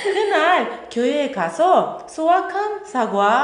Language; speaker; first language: Korean; non-native, fluent; Russian